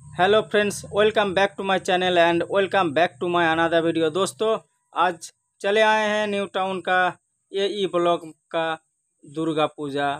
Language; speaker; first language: Hindi; non-native, local second language; Bangla